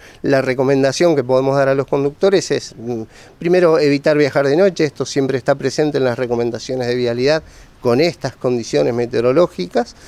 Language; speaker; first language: Spanish; native; Spanish